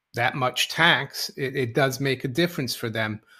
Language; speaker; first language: English; non-native, fluent; Portuguese